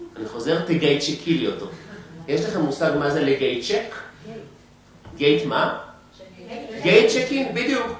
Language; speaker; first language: Hebrew; native; Hebrew